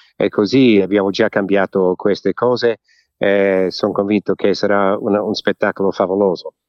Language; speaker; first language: Italian; early bilingual, heritage; English